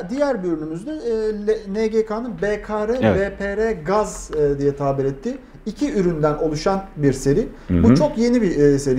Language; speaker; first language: Turkish; native; Turkish